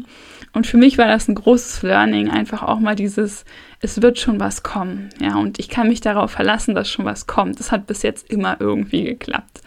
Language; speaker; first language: German; native; German